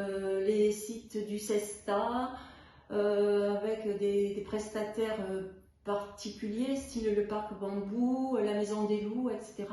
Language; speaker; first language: French; native; French